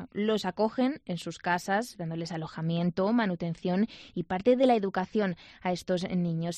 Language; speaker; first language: Spanish; native; Spanish